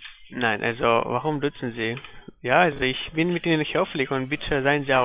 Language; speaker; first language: German; non-native, fluent; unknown